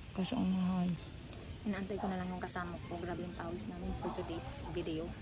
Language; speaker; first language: Filipino; native; Filipino